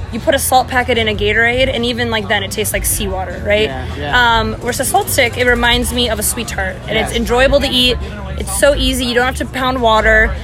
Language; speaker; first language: English; native; English